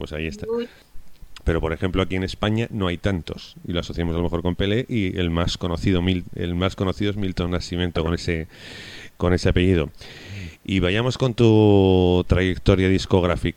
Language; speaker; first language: Spanish; native; Spanish